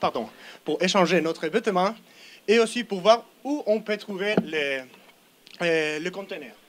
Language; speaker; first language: French; non-native, learner; Spanish